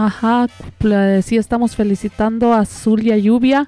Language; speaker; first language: Spanish; native; Spanish